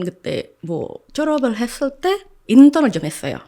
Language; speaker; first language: Korean; non-native, fluent; Indonesian